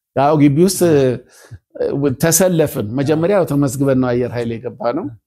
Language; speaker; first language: Amharic; native; Amharic